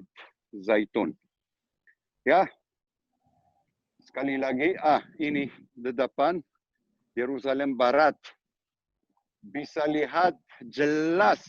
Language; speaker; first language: Indonesian; non-native, learner; Hebrew